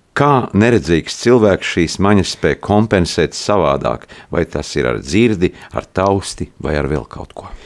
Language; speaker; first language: Latvian; native; Latvian